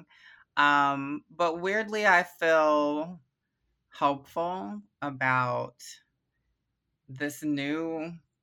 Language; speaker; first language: English; native; English